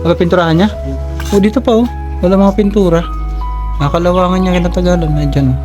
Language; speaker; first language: Filipino; non-native, local second language; Waray